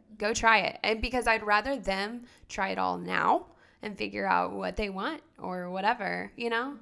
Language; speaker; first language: English; native; English